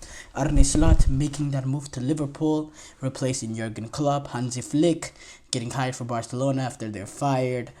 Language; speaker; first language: English; native; English